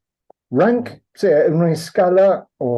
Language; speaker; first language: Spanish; non-native, fluent; English